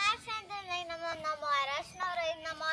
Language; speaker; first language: Lithuanian; early bilingual, heritage; Lithuanian